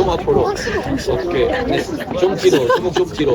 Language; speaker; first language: Korean; non-native, learner; Arabic